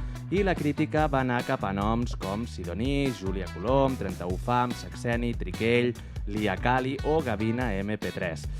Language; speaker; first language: Catalan; native; Catalan